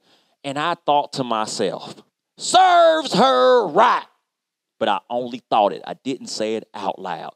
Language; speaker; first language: English; native; English